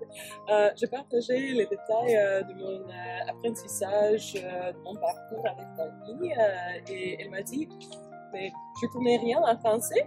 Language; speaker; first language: French; non-native, fluent; English